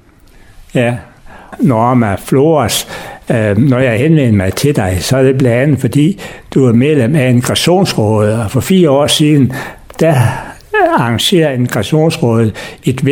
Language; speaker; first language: Danish; native; Danish